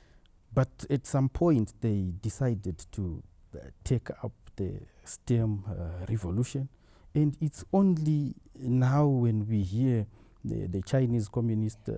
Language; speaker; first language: English; non-native, local second language; Shona